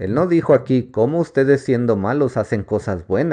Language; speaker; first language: Spanish; native; Spanish